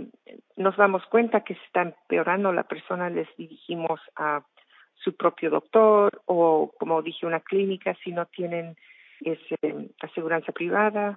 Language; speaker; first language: Spanish; non-native, fluent; English